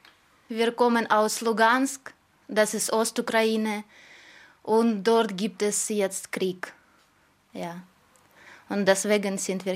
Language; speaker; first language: German; non-native, learner; Russian